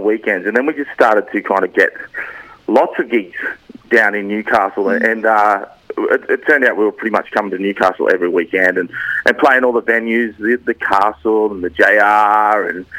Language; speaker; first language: English; native; English